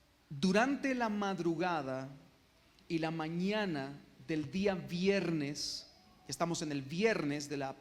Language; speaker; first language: Spanish; native; Spanish